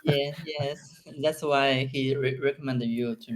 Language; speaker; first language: English; non-native, learner; Chinese